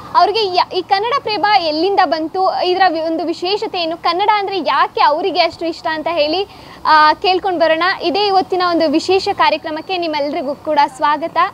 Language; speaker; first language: Kannada; native; Kannada